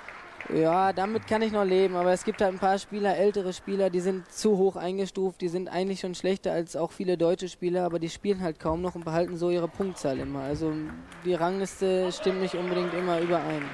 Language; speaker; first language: German; native; German